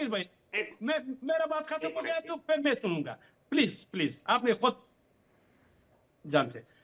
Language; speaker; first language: Hindi; non-native, fluent; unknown